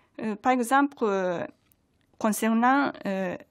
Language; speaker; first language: French; non-native, fluent; Japanese